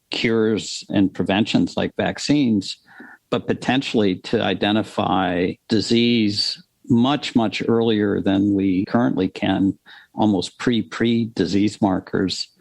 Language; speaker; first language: English; native; English